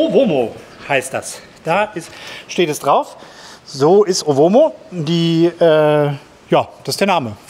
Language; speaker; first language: German; native; German